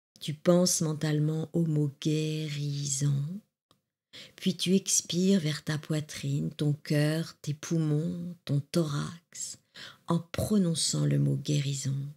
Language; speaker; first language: French; native; French